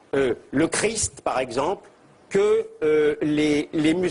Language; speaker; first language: French; native; French